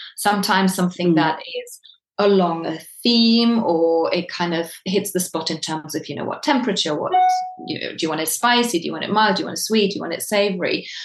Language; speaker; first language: English; non-native, fluent; German